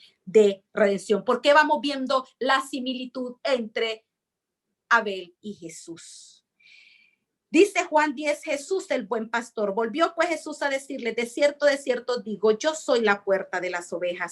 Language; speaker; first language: Spanish; native; Spanish